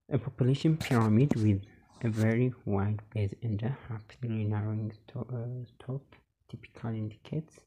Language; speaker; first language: English; non-native, local second language; Amharic